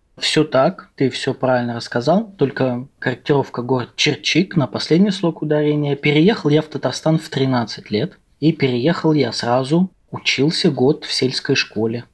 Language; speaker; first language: Russian; native; Russian